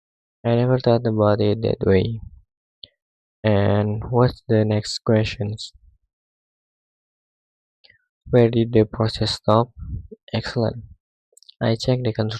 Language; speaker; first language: English; non-native, learner; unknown